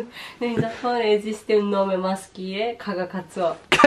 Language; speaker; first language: Italian; non-native, fluent; Japanese